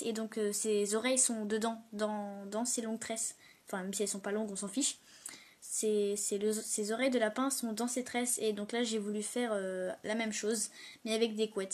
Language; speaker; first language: French; native; French